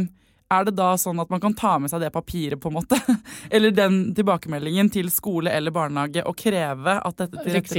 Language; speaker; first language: Norwegian; native; Norwegian